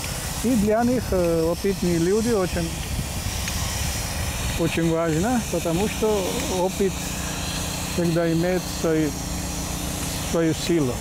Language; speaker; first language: Russian; non-native, fluent; Georgian